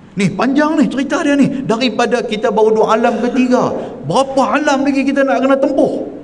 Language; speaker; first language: Malay; native; Malay